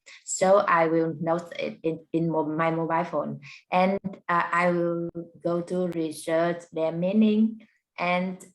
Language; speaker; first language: English; non-native, learner; Vietnamese